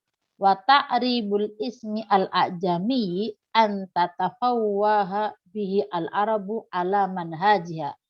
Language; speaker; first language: Arabic; non-native, fluent; Indonesian